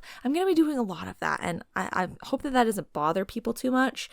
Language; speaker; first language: English; native; English